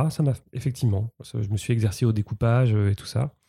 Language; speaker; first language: French; native; French